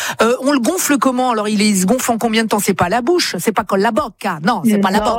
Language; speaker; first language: French; native; French